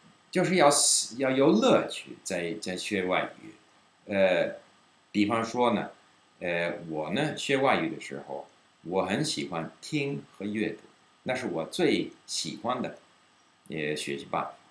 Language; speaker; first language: Chinese; non-native, fluent; English